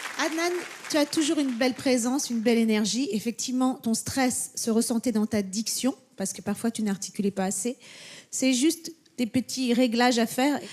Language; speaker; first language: French; native; French